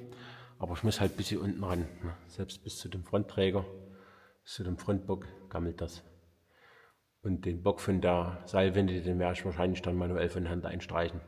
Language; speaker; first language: German; native; German